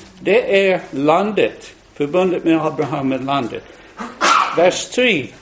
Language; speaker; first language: Swedish; non-native, fluent; English